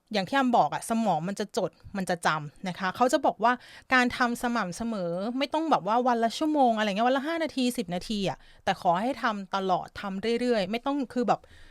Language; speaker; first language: Thai; native; Thai